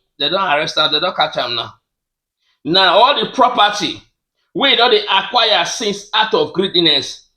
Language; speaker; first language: Nigerian Pidgin; native; Nigerian Pidgin